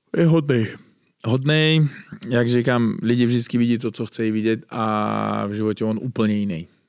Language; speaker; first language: Czech; non-native, fluent; Uzbek